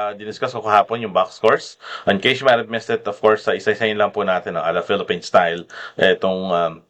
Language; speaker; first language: English; non-native, local second language; Filipino